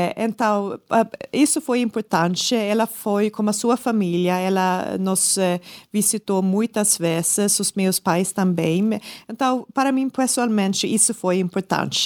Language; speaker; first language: Portuguese; non-native, learner; Swedish